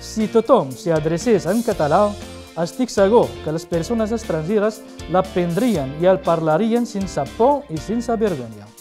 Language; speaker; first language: Catalan; non-native, learner; Arabic